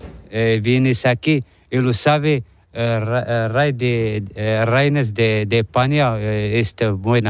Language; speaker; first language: Spanish; non-native, learner; Arabic